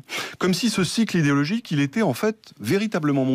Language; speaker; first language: French; native; French